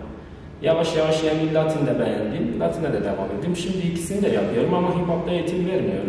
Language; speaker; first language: Turkish; non-native, learner; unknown